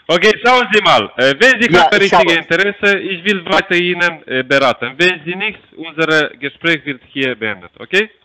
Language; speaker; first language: German; non-native, learner; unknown